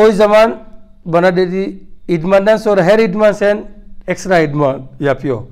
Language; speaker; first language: Turkish; non-native, learner; French